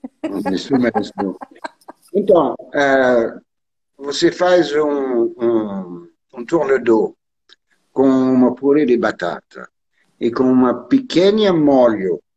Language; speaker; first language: Portuguese; non-native, learner; French